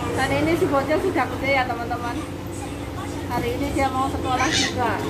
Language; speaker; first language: Indonesian; non-native, local second language; Javanese